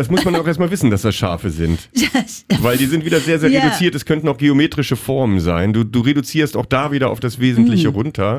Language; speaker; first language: German; native; German